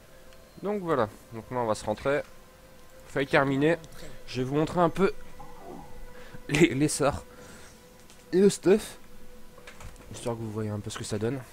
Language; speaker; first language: French; native; French